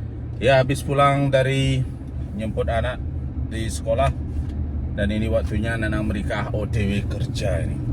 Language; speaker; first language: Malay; non-native, local second language; Balinese